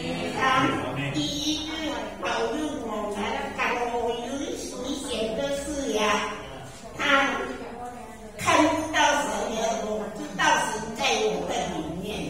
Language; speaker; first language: Chinese; early bilingual, heritage; Indonesian